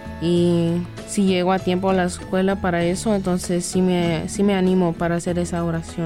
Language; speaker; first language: Spanish; early bilingual, other home language; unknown